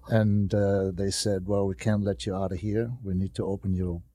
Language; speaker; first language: English; non-native, fluent; German